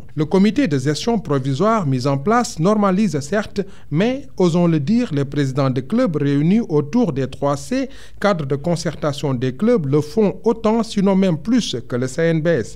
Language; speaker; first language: French; non-native, local second language; Wolof